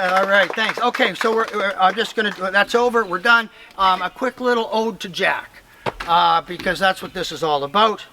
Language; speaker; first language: English; native; English